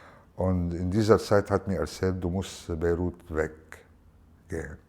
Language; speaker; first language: German; non-native, fluent; Arabic